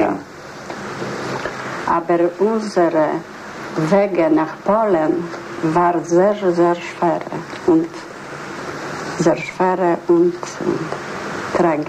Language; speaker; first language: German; non-native, learner; Polish